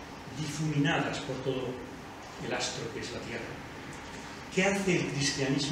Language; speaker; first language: Spanish; native; Spanish